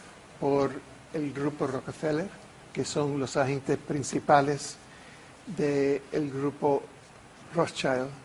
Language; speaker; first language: Spanish; non-native, fluent; English